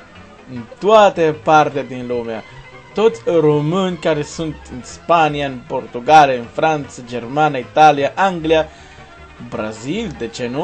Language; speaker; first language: Romanian; non-native, learner; Portuguese